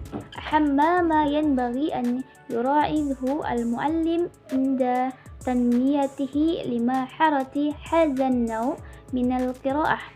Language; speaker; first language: Arabic; non-native, learner; Indonesian